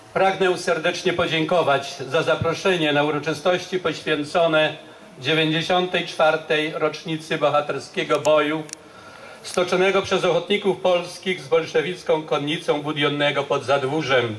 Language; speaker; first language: Polish; native; Polish